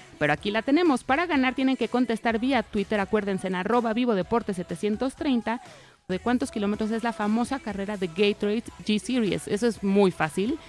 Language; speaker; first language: Spanish; native; Spanish